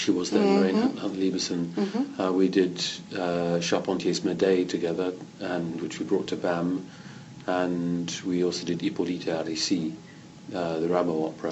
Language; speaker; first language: English; native; English